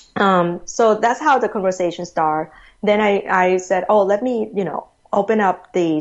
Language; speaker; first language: English; non-native, fluent; Thai